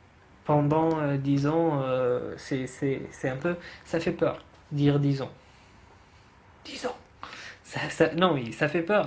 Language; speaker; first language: French; non-native, fluent; Arabic